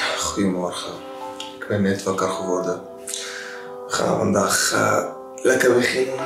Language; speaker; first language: Dutch; non-native, learner; Arabic